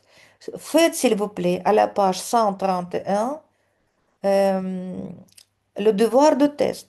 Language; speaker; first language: French; non-native, fluent; Russian